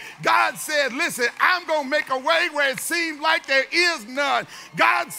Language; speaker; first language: English; native; English